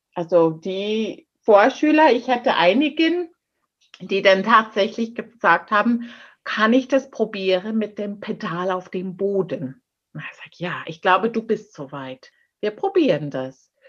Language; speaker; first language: German; non-native, fluent; English